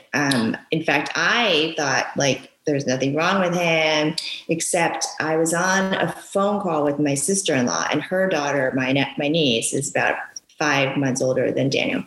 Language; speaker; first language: English; early bilingual, other home language; Japanese